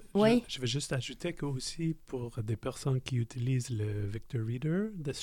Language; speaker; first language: French; non-native, learner; English